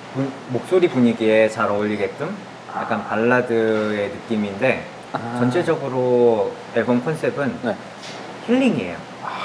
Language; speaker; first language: Korean; native; Korean